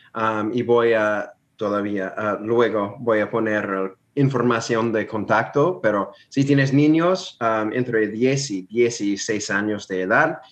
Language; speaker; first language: Spanish; non-native, fluent; English